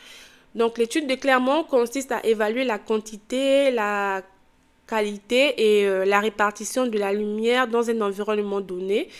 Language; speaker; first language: French; native; French